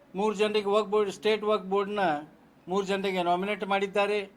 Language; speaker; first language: Kannada; non-native, local second language; Urdu